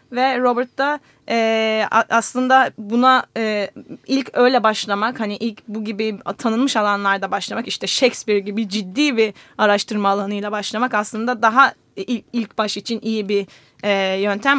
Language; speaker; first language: Turkish; native; Turkish